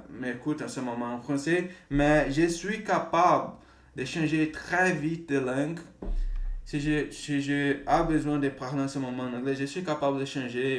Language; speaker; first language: French; non-native, learner; Portuguese